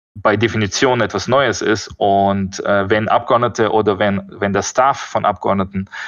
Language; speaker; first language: German; early bilingual, other home language; Russian